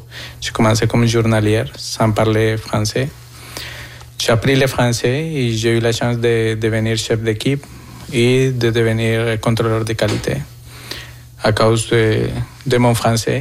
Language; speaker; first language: French; non-native, fluent; Spanish